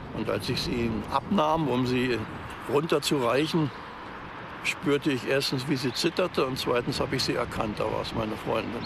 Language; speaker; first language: German; native; German